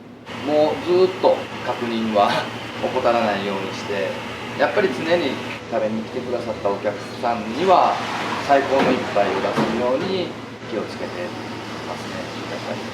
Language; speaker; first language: Japanese; native; Japanese